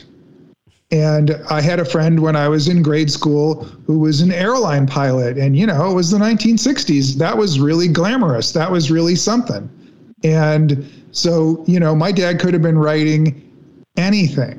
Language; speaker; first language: English; native; English